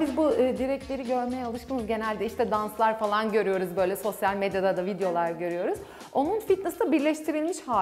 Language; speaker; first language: Turkish; native; Turkish